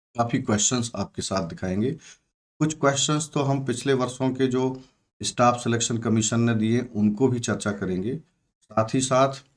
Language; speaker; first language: Hindi; native; Hindi